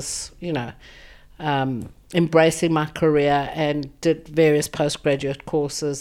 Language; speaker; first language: English; native; English